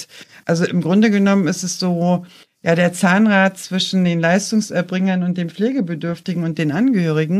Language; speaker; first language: German; native; German